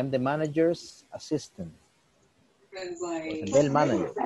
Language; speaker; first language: English; non-native, fluent; Spanish